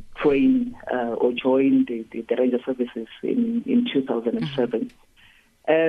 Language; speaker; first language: English; non-native, local second language; Tsonga